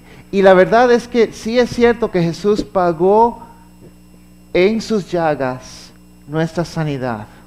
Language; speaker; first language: Spanish; native; Spanish